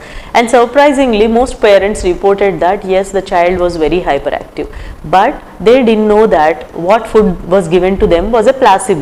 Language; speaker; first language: English; non-native, local second language; Telugu